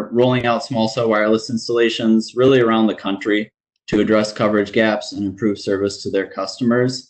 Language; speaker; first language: English; native; English